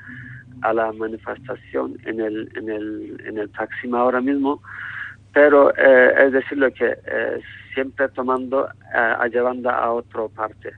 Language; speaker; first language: Spanish; non-native, learner; Turkish